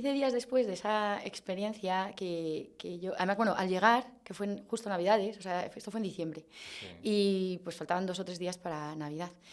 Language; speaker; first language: Spanish; native; Spanish